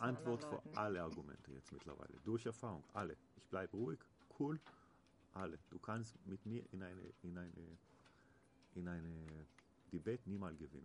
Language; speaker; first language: German; non-native, learner; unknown